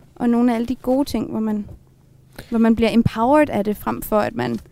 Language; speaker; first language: Danish; native; Danish